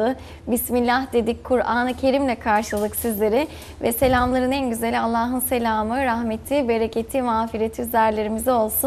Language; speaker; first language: Turkish; native; Turkish